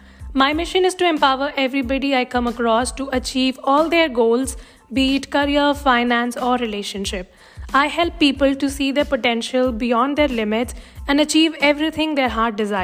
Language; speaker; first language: English; non-native, local second language; Hindi